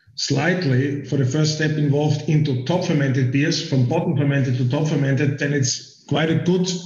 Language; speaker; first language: English; non-native, fluent; German